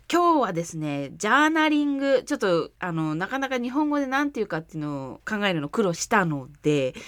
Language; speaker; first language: Japanese; early bilingual, heritage; Japanese